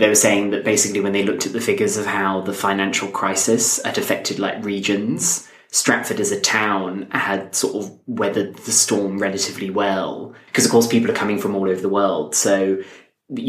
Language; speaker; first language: English; native; English